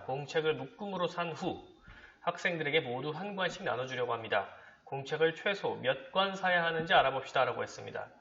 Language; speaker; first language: Korean; native; Korean